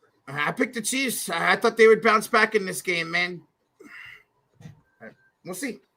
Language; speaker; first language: English; native; English